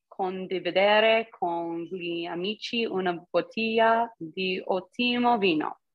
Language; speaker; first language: Italian; non-native, learner; English